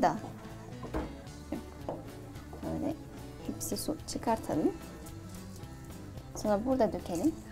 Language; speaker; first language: Turkish; non-native, learner; Arabic